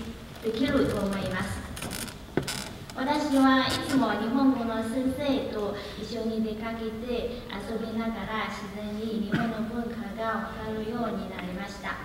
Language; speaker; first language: Japanese; non-native, learner; Chinese